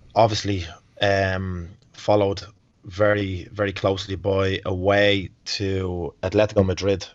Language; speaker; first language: English; native; English